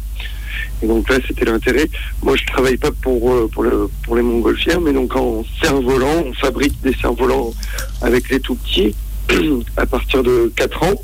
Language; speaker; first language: French; native; French